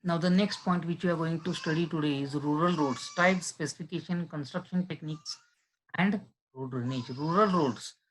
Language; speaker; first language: English; non-native, local second language; Marathi